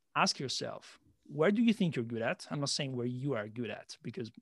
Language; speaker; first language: English; non-native, fluent; Italian